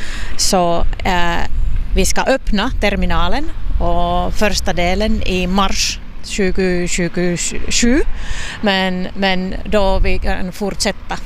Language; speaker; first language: Swedish; non-native, local second language; Finnish